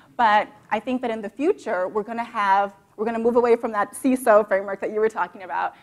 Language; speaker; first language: English; native; English